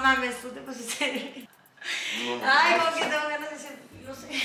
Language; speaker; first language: Spanish; native; Spanish